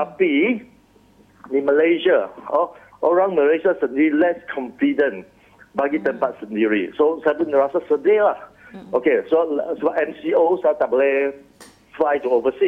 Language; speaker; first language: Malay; non-native, local second language; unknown